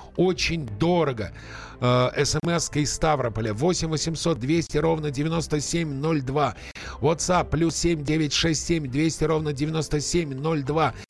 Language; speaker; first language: Russian; native; Russian